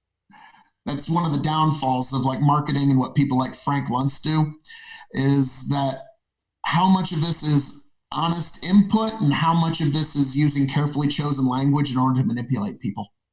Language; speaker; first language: English; native; English